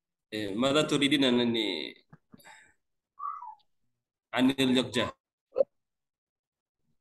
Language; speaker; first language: Arabic; non-native, learner; Indonesian